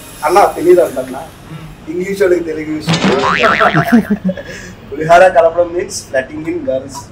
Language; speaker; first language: Telugu; native; Telugu